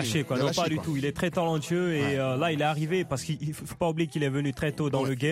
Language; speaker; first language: French; non-native, local second language; Susu